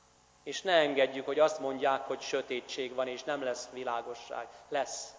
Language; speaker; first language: Hungarian; native; Hungarian